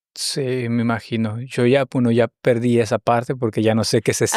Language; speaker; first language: Spanish; native; Spanish